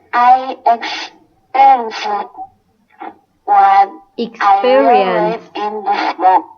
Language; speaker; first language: English; non-native, learner; Indonesian